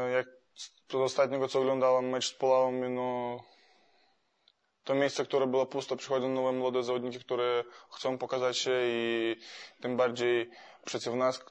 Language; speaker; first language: Polish; non-native, fluent; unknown